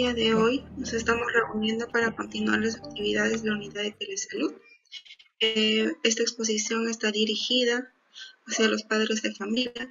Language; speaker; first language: Spanish; native; Spanish